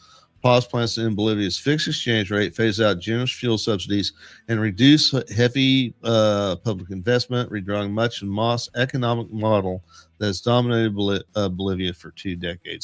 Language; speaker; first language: English; native; English